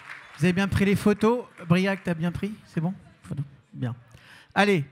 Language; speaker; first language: French; native; French